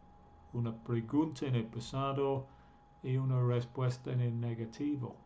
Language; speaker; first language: Spanish; non-native, fluent; English